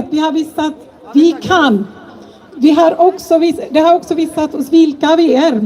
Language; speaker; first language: Swedish; non-native, fluent; Tigrinya